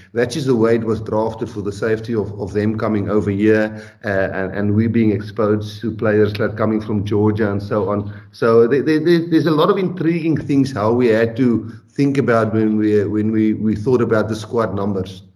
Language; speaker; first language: English; non-native, local second language; Afrikaans